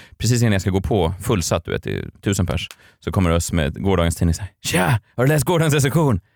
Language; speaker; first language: Swedish; native; Swedish